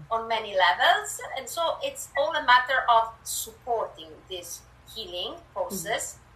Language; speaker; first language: English; non-native, fluent; Italian